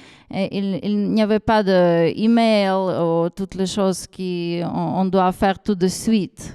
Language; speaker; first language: French; non-native, fluent; Ukrainian